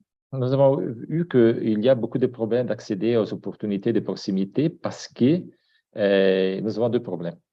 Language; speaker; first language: French; non-native, fluent; Italian